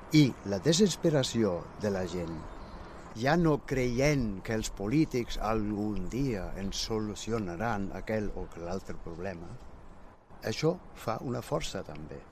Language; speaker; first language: Catalan; non-native, fluent; German